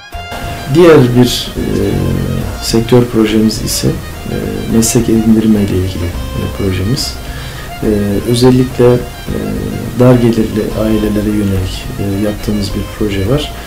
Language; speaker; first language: Turkish; native; Turkish